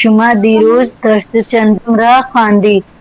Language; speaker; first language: Persian; non-native, learner; Urdu